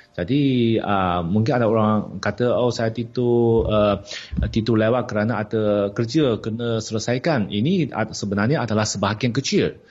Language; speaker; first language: Malay; non-native, fluent; Chinese